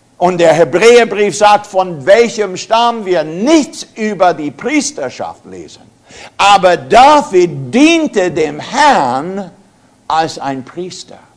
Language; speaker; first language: German; non-native, fluent; English